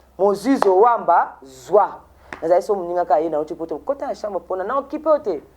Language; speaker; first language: Lingala; native; Lingala